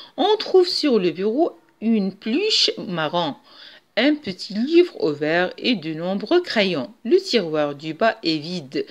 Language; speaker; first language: French; non-native, local second language; Arabic